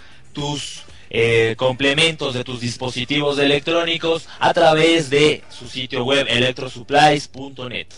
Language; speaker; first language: Spanish; native; Spanish